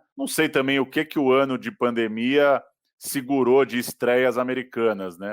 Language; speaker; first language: Portuguese; native; Portuguese